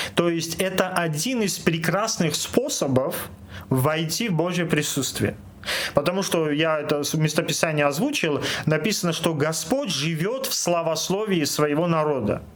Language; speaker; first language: Russian; non-native, local second language; Armenian